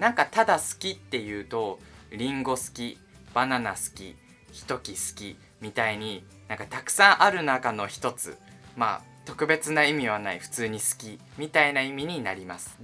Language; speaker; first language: Japanese; native; Japanese